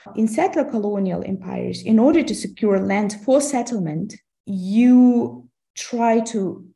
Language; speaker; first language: English; non-native, fluent; Russian